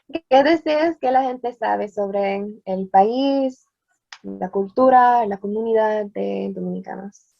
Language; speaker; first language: Spanish; non-native, learner; English